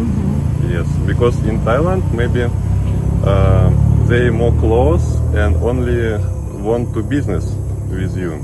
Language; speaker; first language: English; non-native, learner; Russian